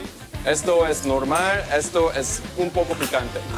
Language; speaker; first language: Spanish; non-native, learner; Korean